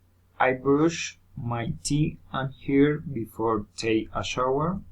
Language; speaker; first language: English; non-native, learner; Spanish